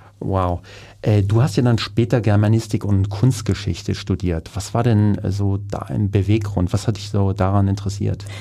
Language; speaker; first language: German; native; German